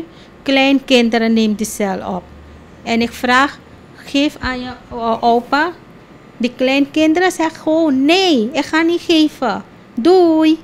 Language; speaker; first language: Dutch; non-native, local second language; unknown